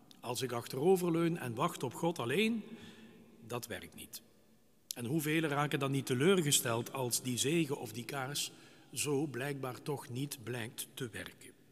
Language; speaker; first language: Dutch; native; Dutch